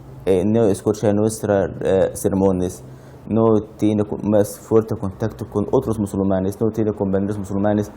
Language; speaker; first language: Spanish; non-native, learner; Arabic